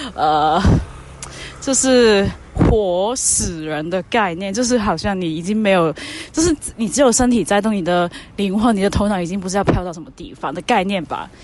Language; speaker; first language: Chinese; non-native, fluent; Cantonese